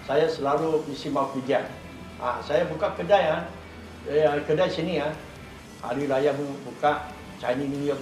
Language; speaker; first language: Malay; non-native, local second language; Chinese